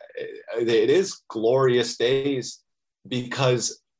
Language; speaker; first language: English; native; English